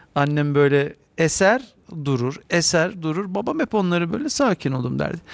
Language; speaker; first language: Turkish; native; Turkish